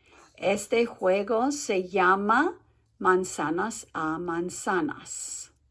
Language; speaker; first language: Spanish; non-native, fluent; English